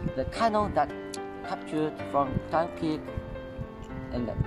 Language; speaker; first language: English; non-native, fluent; Chinese